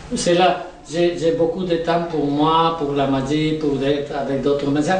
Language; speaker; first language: French; non-native, learner; Spanish